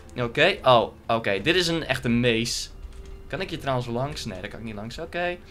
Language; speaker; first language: Dutch; native; Dutch